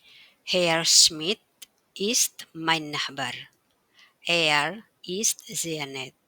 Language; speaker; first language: German; non-native, fluent; Indonesian